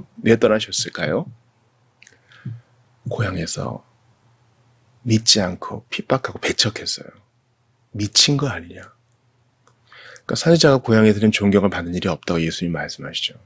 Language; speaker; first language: Korean; native; Korean